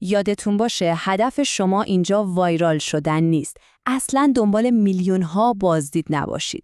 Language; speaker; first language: Persian; native; Persian